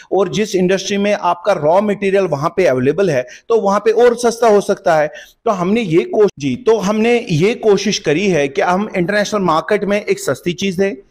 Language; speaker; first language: Hindi; non-native, local second language; Kashmiri